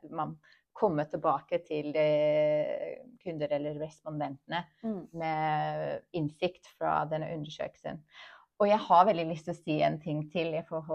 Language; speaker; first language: Norwegian; non-native, fluent; English